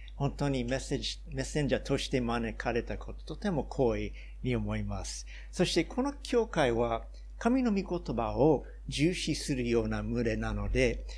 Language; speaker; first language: Japanese; non-native, fluent; English